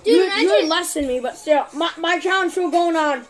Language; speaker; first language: English; native; English